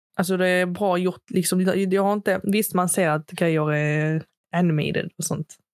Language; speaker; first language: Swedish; early bilingual, other home language; Arabic